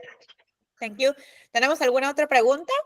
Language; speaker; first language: Spanish; native; Spanish